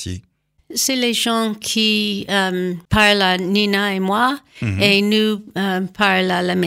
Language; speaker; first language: French; non-native, learner; English